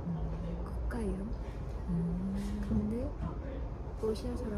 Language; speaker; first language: Korean; non-native, fluent; Kazakh